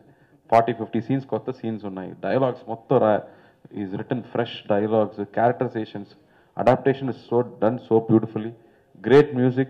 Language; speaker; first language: Telugu; non-native, learner; Tamil